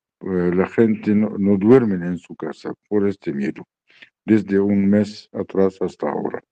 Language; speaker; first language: Spanish; non-native, learner; Arabic